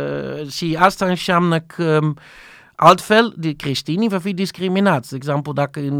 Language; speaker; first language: Romanian; non-native, learner; Dutch